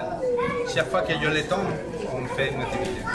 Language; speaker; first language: French; non-native, learner; Spanish